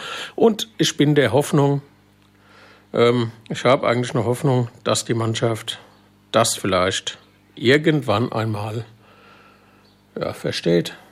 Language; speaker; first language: German; native; German